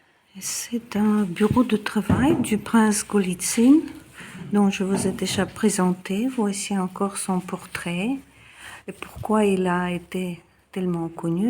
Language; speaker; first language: French; non-native, fluent; Russian